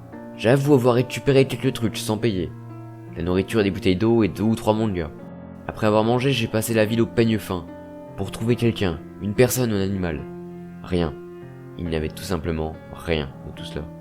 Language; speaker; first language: French; native; French